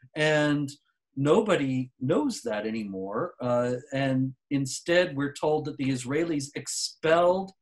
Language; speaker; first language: English; native; English